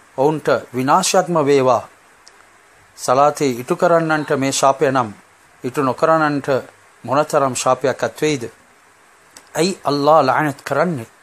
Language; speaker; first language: Sinhala; non-native, local second language; Tamil